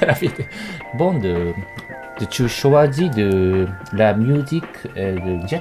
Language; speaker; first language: French; non-native, learner; Japanese